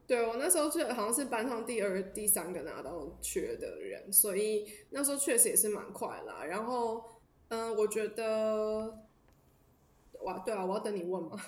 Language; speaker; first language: Chinese; native; Chinese